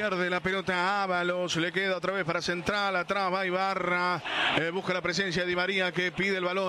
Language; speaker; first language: Spanish; native; Spanish